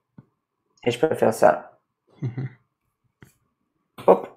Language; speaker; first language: French; non-native, learner; English